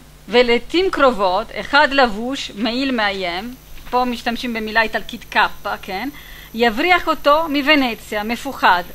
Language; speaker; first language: Hebrew; non-native, fluent; Italian